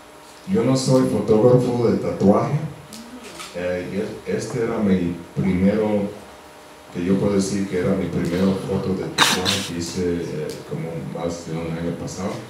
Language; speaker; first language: Spanish; early bilingual, heritage; Spanish